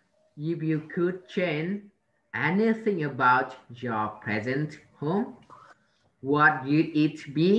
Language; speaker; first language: English; non-native, learner; Vietnamese